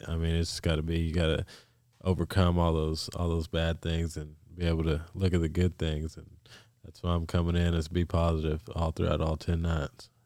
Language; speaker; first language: English; native; English